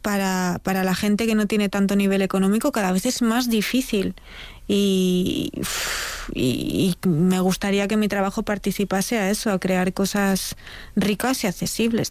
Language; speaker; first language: Spanish; native; Spanish